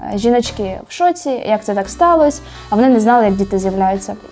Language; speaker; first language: Ukrainian; non-native, local second language; Russian